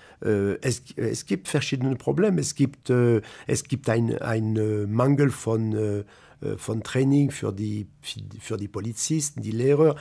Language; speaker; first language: German; non-native, fluent; French